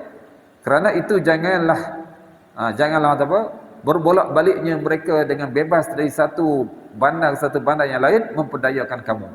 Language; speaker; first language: Malay; native; Malay